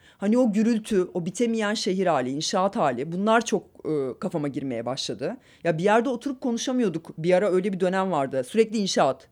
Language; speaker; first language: Turkish; native; Turkish